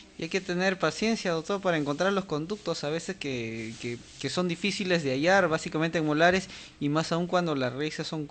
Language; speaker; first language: Spanish; native; Spanish